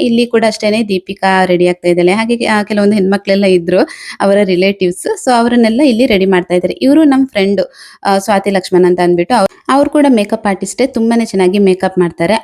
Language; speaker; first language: Kannada; non-native, local second language; Tulu